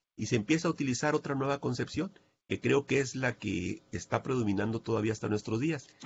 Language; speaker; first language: Spanish; native; Spanish